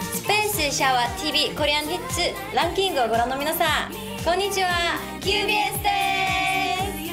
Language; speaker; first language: Japanese; non-native, learner; Korean